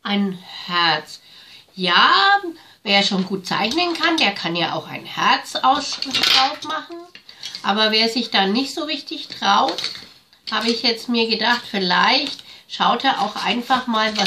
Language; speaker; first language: German; native; German